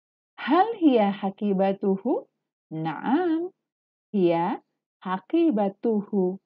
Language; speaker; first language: Arabic; non-native, fluent; Indonesian